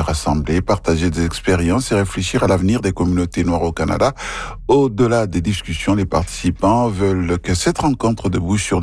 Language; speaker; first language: French; non-native, local second language; Swahili